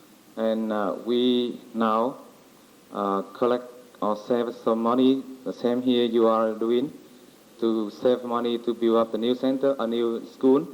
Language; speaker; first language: English; non-native, learner; Vietnamese